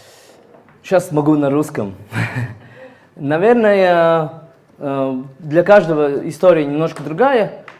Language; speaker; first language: Russian; non-native, fluent; Latvian